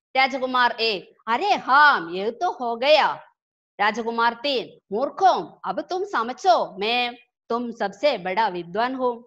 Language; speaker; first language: Hindi; non-native, local second language; Malayalam